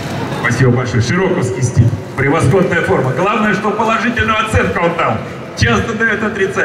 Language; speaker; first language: Russian; native; Russian